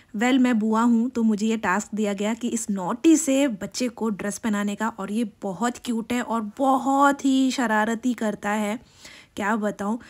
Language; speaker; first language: Hindi; non-native, local second language; Bangla